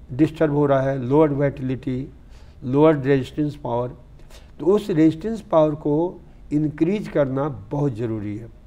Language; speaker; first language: Hindi; native; Hindi